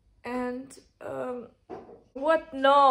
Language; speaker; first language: English; non-native, learner; Russian